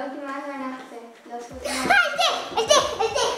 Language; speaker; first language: Spanish; native; Spanish